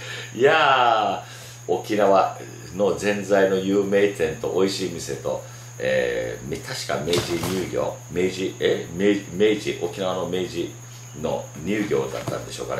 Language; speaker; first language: Japanese; native; Japanese